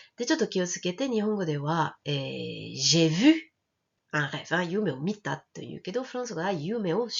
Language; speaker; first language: Japanese; non-native, fluent; French